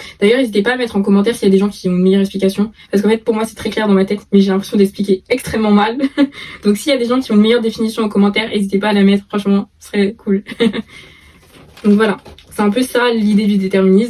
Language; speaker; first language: French; native; French